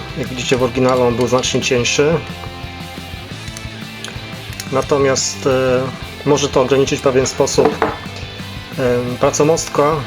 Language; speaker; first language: Polish; native; Polish